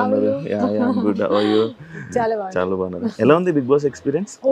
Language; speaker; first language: Telugu; native; Telugu